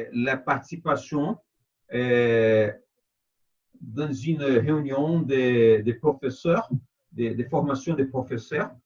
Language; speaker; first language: French; non-native, fluent; Portuguese